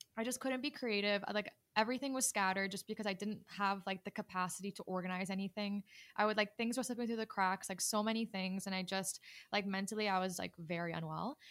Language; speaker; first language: English; native; English